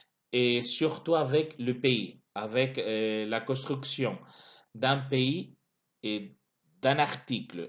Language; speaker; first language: French; non-native, fluent; Spanish